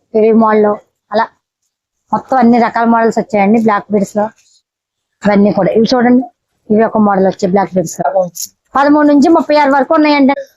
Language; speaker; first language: Telugu; native; Telugu